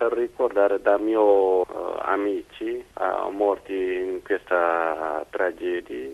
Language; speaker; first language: Italian; non-native, learner; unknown